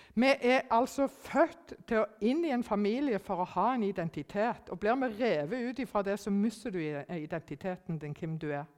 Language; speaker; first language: Norwegian; early bilingual, other home language; German